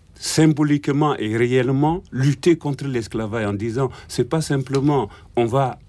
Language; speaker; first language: French; non-native, local second language; Bambara